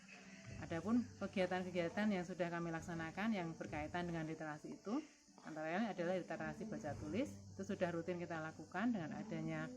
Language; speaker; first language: Indonesian; native; Indonesian